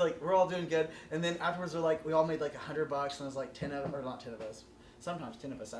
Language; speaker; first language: English; native; English